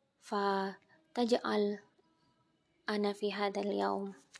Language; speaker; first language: Arabic; non-native, learner; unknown